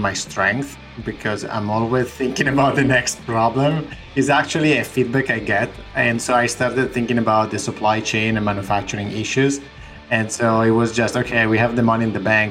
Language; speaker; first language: English; non-native, fluent; Italian